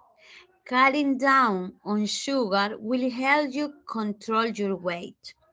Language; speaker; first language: English; non-native, fluent; Spanish